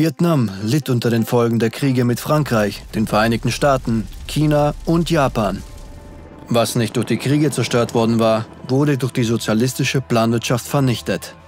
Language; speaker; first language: German; native; German